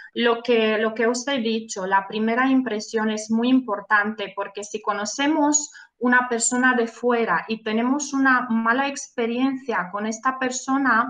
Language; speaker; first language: Spanish; non-native, fluent; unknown